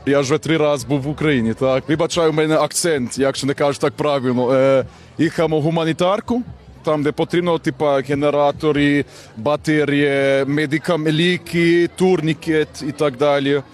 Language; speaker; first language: Ukrainian; non-native, learner; Serbian